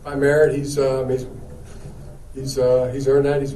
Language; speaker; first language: English; native; English